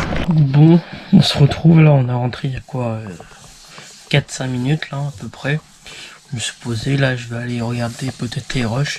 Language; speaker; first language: French; native; French